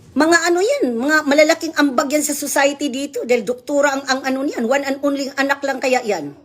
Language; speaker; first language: Filipino; non-native, local second language; Cebuano